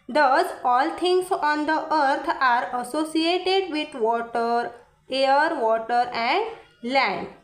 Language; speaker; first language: English; non-native, local second language; Marathi